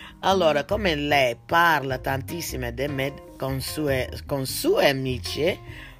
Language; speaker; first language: Italian; non-native, learner; English